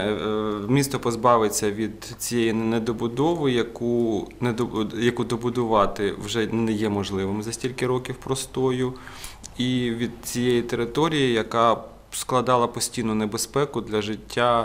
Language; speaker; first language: Ukrainian; native; Ukrainian